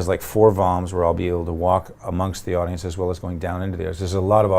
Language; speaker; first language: English; native; English